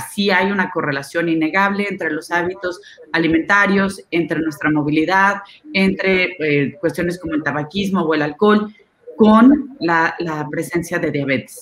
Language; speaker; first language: Spanish; native; Spanish